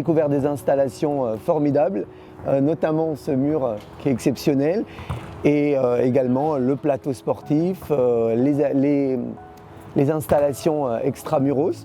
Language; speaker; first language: French; early bilingual, other home language; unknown